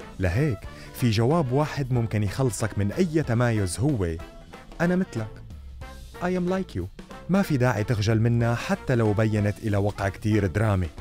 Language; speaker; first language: Arabic; native; Arabic